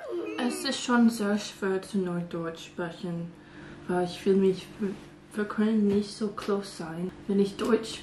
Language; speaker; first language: German; non-native, learner; English